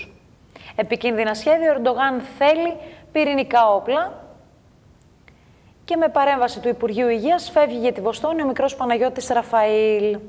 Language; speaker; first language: Greek; native; Greek